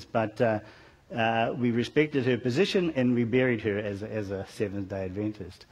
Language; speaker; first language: English; native; English